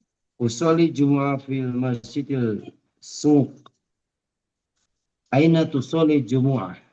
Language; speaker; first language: Arabic; non-native, learner; Indonesian